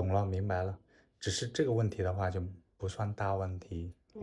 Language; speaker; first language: Chinese; native; Chinese